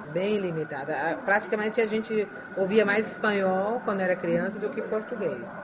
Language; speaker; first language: Portuguese; early bilingual, heritage; Chinese